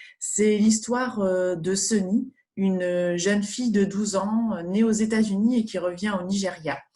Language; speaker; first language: French; native; French